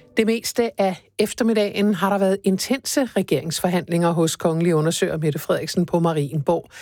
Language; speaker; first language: Danish; native; Danish